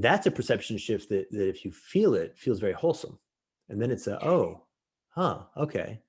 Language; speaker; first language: English; native; English